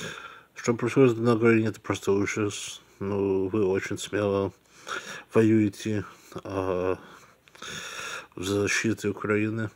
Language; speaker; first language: Russian; early bilingual, heritage; Russian